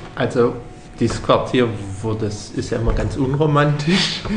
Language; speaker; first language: German; native; German